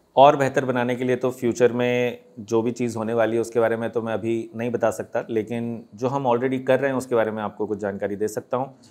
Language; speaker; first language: Hindi; native; Hindi